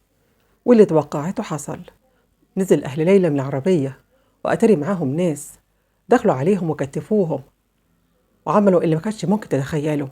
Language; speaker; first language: Arabic; native; Arabic